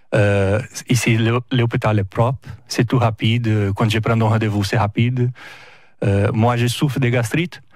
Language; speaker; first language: French; non-native, fluent; Portuguese